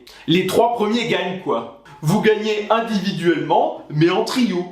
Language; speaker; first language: French; native; French